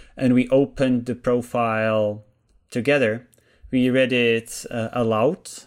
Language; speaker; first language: English; non-native, fluent; Czech